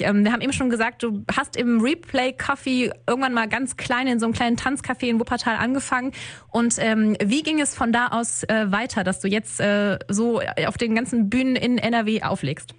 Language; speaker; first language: German; native; German